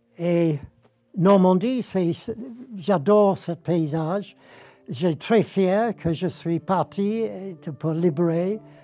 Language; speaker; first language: French; non-native, fluent; English